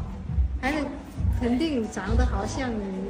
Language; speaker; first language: Chinese; non-native, learner; Vietnamese